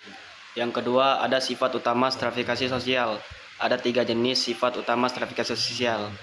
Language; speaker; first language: Indonesian; native; Indonesian